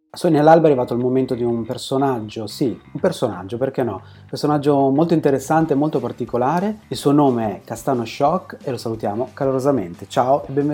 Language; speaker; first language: Italian; native; Italian